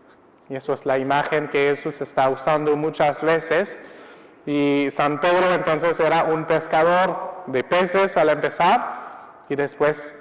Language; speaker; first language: Spanish; non-native, fluent; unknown